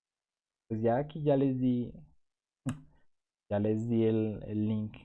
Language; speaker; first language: Spanish; native; Spanish